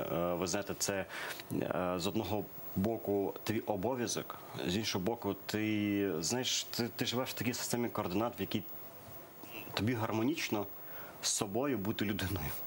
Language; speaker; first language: Ukrainian; early bilingual, other home language; Persian